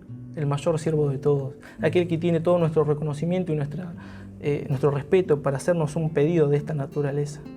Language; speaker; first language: Spanish; native; Spanish